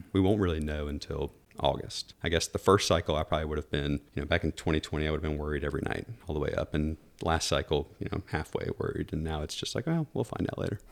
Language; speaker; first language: English; native; English